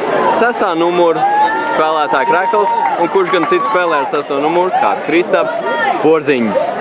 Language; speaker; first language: Latvian; early bilingual, heritage; English